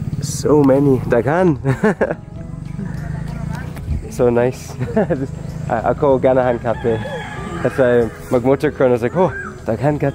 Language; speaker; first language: Cebuano; non-native, learner; English